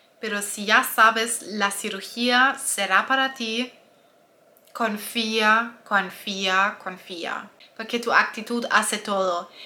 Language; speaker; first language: Spanish; non-native, fluent; German